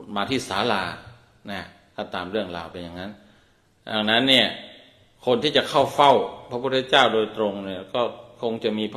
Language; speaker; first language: Thai; native; Thai